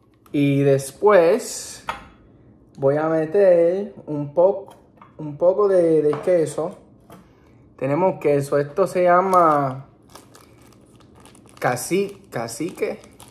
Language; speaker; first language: Spanish; early bilingual, heritage; Spanish